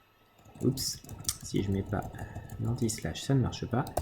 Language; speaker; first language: French; native; French